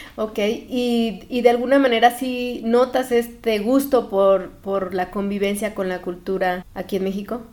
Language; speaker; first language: Spanish; native; Spanish